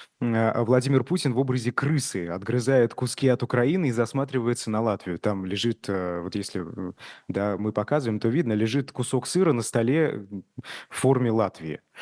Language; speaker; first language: Russian; native; Russian